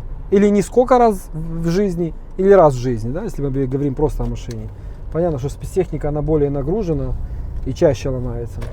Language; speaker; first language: Russian; native; Russian